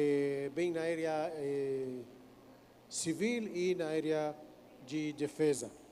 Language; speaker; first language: Portuguese; non-native, fluent; Hebrew